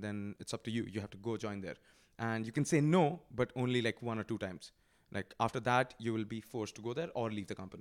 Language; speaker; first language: English; non-native, local second language; Odia